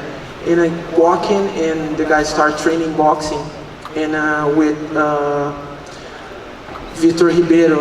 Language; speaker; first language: English; non-native, learner; Portuguese